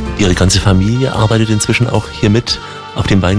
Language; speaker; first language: German; native; German